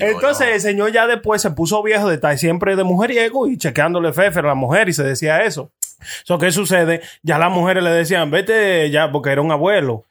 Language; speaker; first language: Spanish; early bilingual, heritage; Spanish